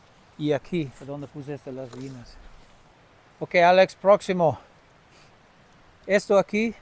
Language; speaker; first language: Spanish; non-native, learner; English